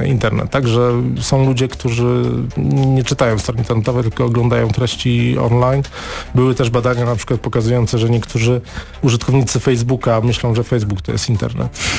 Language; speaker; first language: Polish; native; Polish